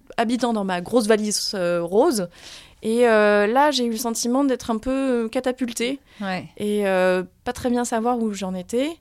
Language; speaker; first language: French; native; French